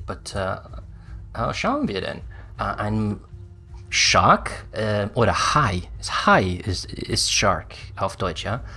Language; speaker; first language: German; non-native, learner; English